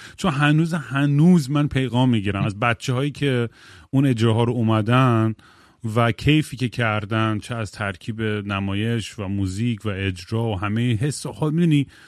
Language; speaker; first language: Persian; early bilingual, heritage; Persian